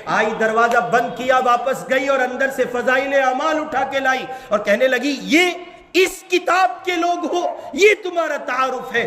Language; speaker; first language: Urdu; native; Urdu